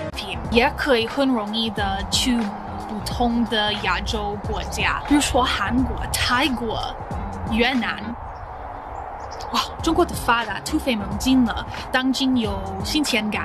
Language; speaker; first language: Chinese; non-native, learner; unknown